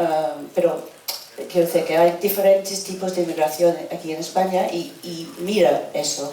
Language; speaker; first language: Spanish; non-native, fluent; English